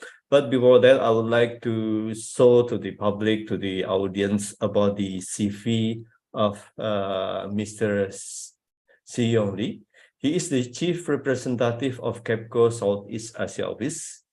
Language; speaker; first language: English; non-native, fluent; Indonesian